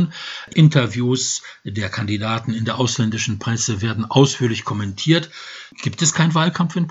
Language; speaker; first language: German; non-native, fluent; Polish